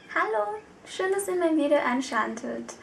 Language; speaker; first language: German; non-native, fluent; Vietnamese